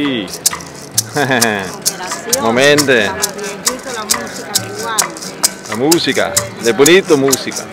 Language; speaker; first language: Spanish; non-native, learner; Danish